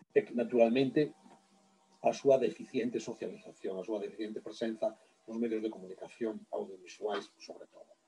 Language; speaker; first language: Galician; native; Galician